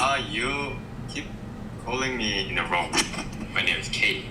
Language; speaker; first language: English; non-native, fluent; Korean